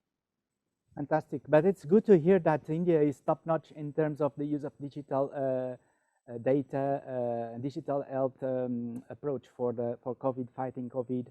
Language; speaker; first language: English; non-native, fluent; Portuguese